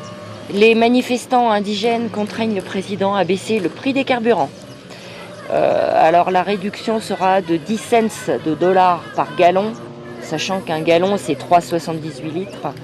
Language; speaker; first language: French; native; French